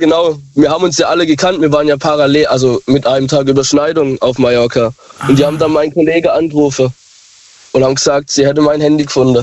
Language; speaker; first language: German; native; German